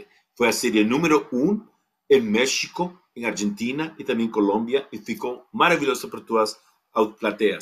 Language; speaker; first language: Portuguese; non-native, fluent; Spanish